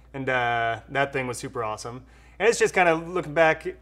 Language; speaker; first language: English; native; English